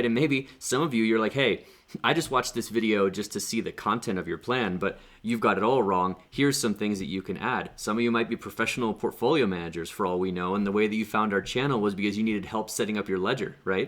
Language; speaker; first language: English; native; English